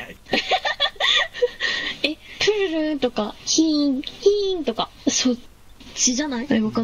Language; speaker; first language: Japanese; non-native, fluent; Korean